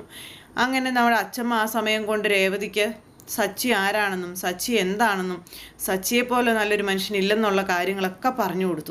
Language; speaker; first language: Malayalam; native; Malayalam